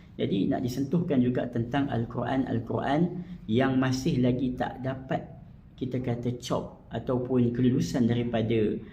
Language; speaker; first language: Malay; native; Malay